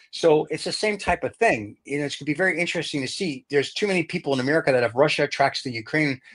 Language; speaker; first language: English; native; English